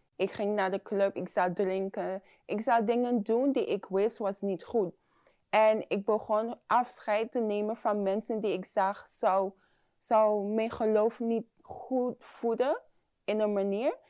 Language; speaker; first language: Dutch; non-native, fluent; English